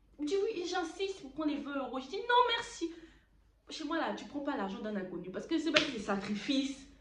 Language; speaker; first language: French; early bilingual, other home language; Lingala